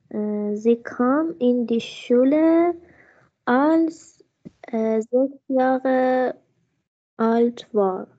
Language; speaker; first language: German; non-native, learner; Persian